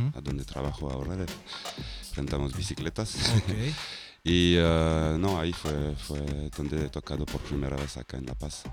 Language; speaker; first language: Spanish; non-native, fluent; French